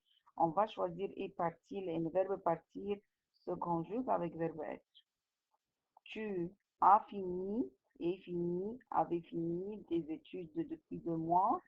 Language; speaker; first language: French; non-native, fluent; Arabic